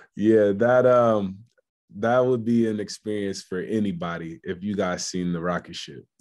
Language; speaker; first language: English; native; English